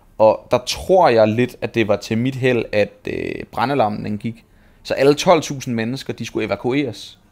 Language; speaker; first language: Danish; native; Danish